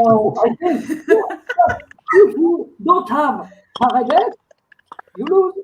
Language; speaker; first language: English; non-native, learner; French